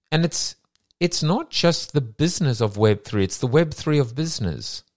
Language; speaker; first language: English; native; English